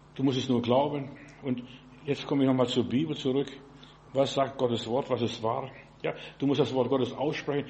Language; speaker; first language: German; non-native, fluent; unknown